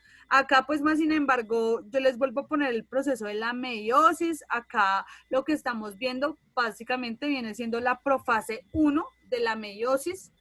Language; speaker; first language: Spanish; native; Spanish